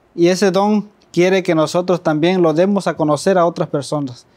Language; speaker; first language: Spanish; native; Spanish